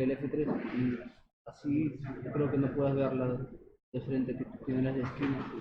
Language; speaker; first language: Spanish; native; Spanish